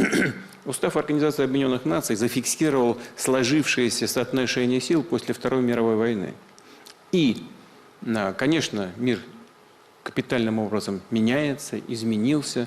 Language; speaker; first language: Russian; native; Russian